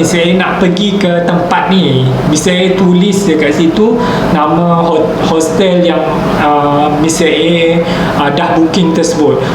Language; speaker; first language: Malay; native; Malay